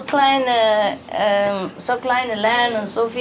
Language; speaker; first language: German; non-native, learner; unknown